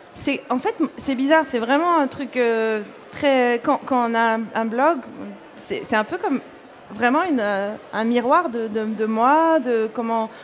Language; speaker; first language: French; native; French